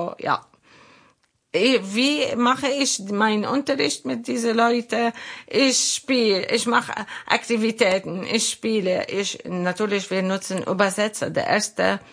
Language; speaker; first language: German; non-native, learner; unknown